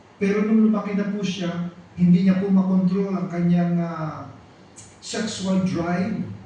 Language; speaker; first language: Filipino; non-native, local second language; Cebuano